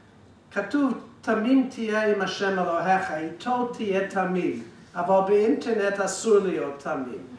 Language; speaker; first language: Hebrew; non-native, fluent; English